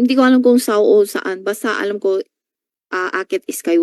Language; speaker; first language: Filipino; non-native, learner; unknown